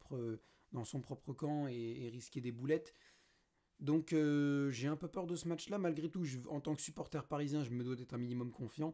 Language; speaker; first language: French; native; French